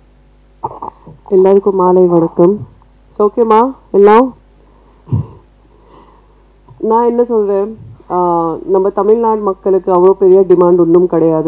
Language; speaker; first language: Tamil; non-native, fluent; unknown